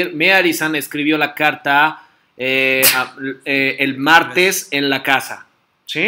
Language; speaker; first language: Spanish; non-native, fluent; Japanese